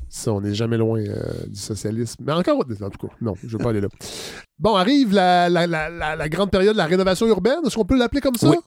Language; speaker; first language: French; native; French